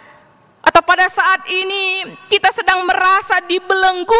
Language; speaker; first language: Indonesian; native; Indonesian